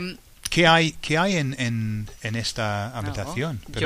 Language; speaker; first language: Spanish; non-native, fluent; English